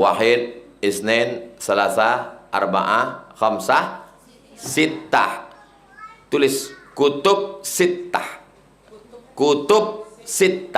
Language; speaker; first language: Arabic; non-native, fluent; Indonesian